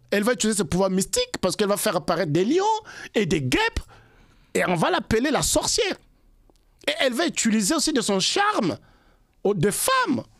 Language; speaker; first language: French; non-native, local second language; Kongo